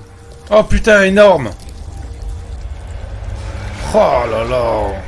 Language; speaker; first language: French; native; French